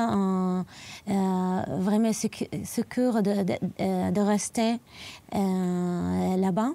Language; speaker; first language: French; non-native, learner; Arabic